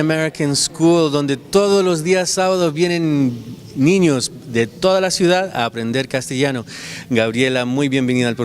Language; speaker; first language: Spanish; native; Spanish